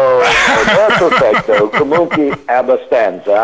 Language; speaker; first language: Italian; non-native, learner; English